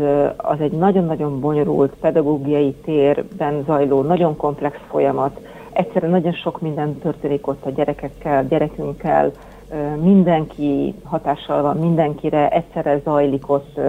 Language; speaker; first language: Hungarian; native; Hungarian